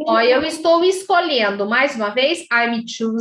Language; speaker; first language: Portuguese; native; Portuguese